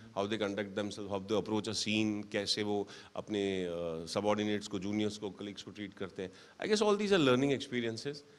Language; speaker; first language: Hindi; native; Hindi